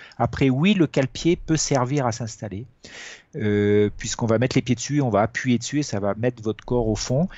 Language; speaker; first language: French; native; French